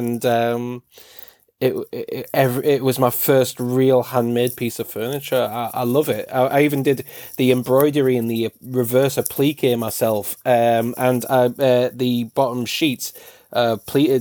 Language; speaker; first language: English; native; English